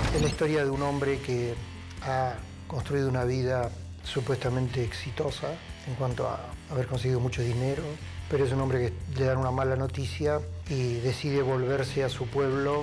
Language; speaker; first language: Spanish; native; Spanish